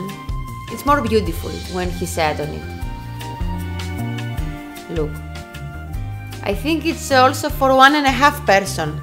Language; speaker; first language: English; non-native, fluent; Greek